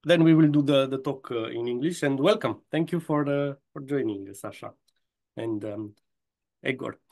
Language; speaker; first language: English; non-native, fluent; Romanian